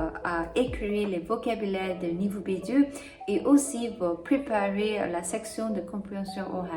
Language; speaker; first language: French; non-native, fluent; English